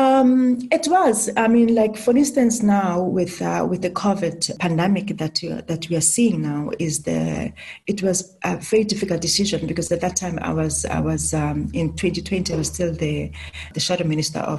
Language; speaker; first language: English; non-native, local second language; Southern Sotho